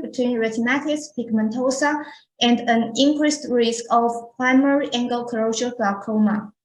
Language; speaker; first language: English; non-native, fluent; Chinese